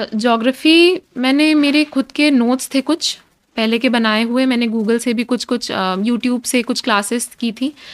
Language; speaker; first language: Hindi; native; Hindi